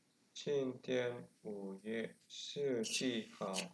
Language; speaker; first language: Chinese; non-native, learner; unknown